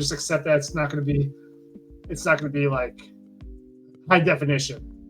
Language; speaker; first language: English; native; English